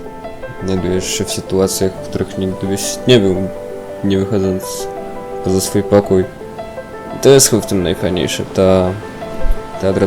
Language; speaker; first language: Polish; native; Polish